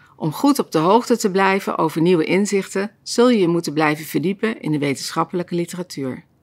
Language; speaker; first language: Dutch; native; Dutch